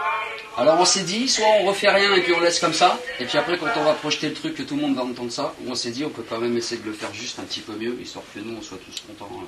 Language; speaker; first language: French; native; French